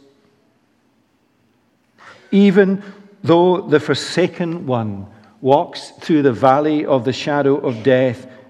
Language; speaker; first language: English; native; English